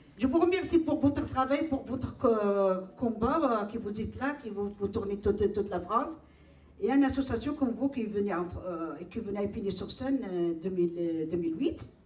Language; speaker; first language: French; non-native, local second language; Arabic